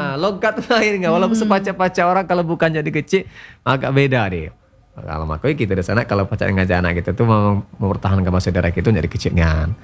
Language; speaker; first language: Indonesian; native; Indonesian